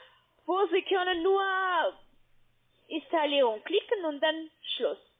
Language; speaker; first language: German; non-native, learner; Russian